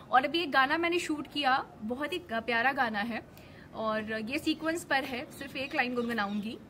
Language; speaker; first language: Hindi; native; Hindi